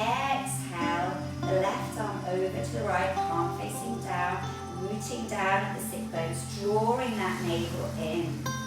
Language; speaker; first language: English; native; English